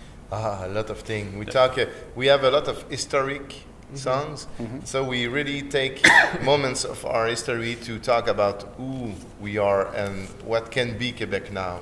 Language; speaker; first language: English; non-native, fluent; French